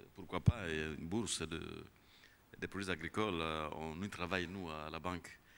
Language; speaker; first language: French; non-native, local second language; Kinyarwanda